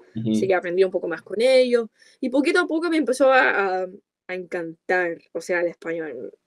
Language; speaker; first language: Spanish; non-native, fluent; English